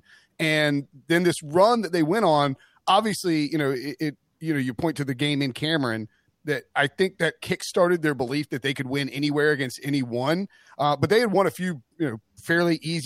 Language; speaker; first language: English; native; English